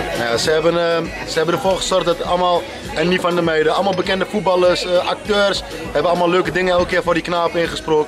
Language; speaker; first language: Dutch; native; Dutch